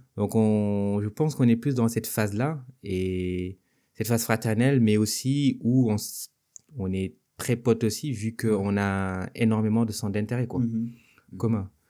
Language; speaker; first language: French; non-native, local second language; Wolof